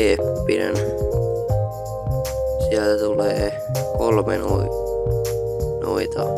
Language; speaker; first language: Finnish; native; Finnish